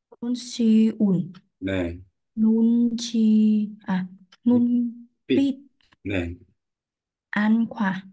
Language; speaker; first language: Korean; non-native, learner; Vietnamese